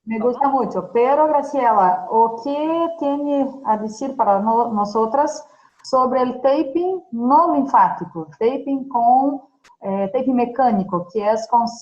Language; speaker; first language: Spanish; non-native, fluent; Portuguese